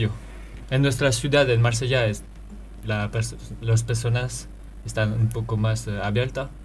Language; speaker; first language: Spanish; non-native, learner; French